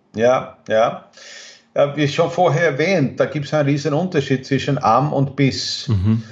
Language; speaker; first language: German; non-native, fluent; Swedish